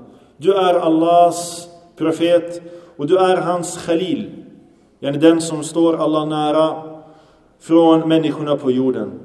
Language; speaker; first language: Swedish; early bilingual, other home language; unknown